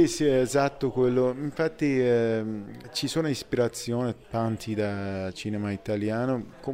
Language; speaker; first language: Italian; non-native, fluent; Persian